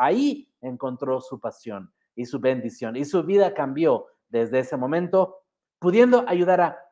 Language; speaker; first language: Spanish; native; Spanish